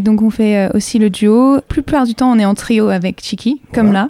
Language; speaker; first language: French; native; French